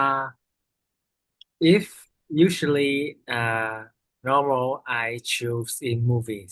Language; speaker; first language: English; non-native, learner; Vietnamese